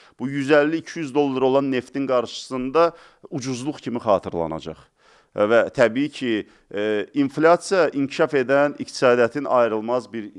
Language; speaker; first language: Azerbaijani; native; Azerbaijani